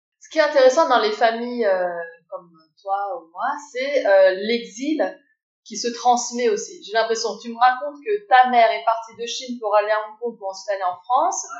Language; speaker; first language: French; early bilingual, other home language; Cantonese